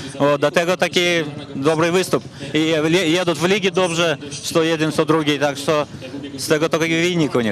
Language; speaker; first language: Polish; non-native, learner; Russian